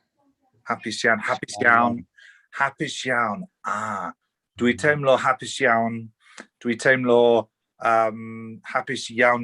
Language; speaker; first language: Welsh; non-native, learner; English